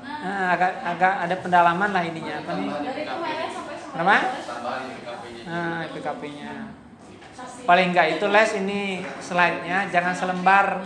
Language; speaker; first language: Indonesian; native; Indonesian